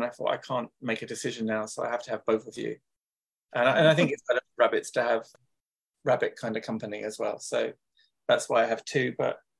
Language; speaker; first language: English; native; English